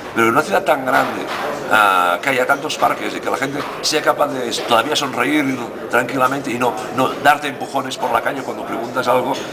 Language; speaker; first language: Spanish; non-native, local second language; Catalan